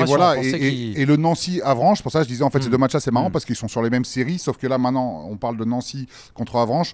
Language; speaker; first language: French; native; French